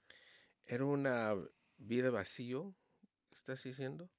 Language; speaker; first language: Spanish; early bilingual, heritage; Spanish